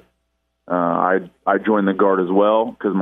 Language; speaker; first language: English; native; English